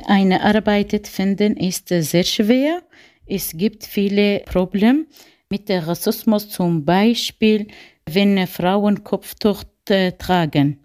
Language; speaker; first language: German; non-native, learner; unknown